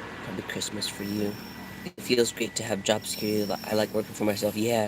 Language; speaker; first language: English; native; English